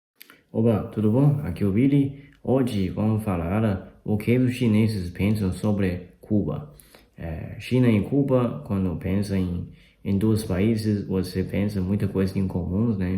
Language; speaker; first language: Portuguese; non-native, fluent; Chinese